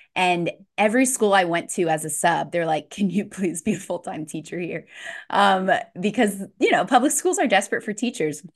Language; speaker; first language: English; native; English